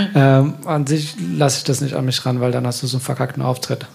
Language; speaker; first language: German; early bilingual, other home language; Persian